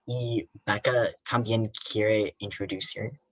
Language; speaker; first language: Spanish; non-native, learner; English